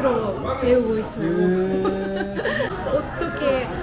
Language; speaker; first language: Korean; non-native, learner; Japanese